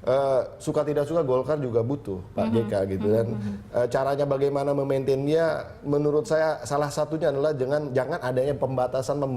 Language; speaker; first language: Indonesian; native; Indonesian